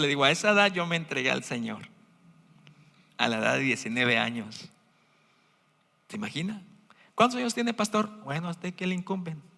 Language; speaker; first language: Spanish; native; Spanish